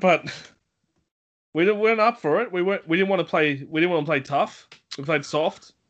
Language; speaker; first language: English; native; English